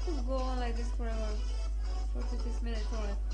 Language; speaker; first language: English; non-native, fluent; Romanian